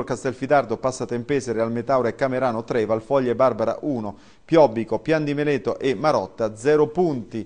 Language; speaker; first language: Italian; native; Italian